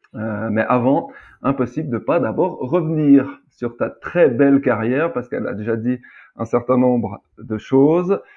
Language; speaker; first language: French; native; French